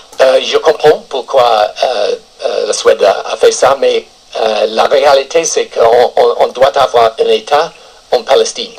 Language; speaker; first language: French; non-native, fluent; English